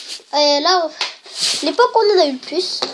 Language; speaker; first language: French; native; French